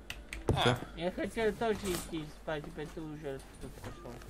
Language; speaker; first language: Russian; non-native, learner; Latvian